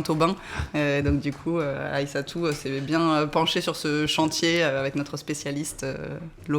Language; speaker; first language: French; native; French